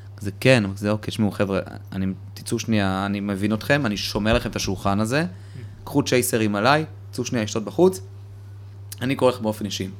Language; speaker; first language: Hebrew; early bilingual, other home language; Russian